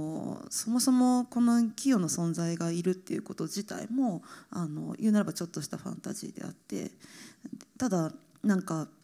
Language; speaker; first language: Japanese; native; Japanese